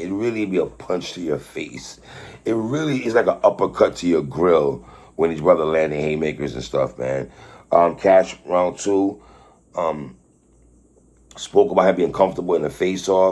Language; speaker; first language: English; native; English